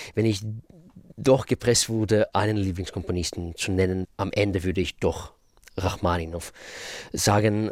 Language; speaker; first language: German; non-native, fluent; Russian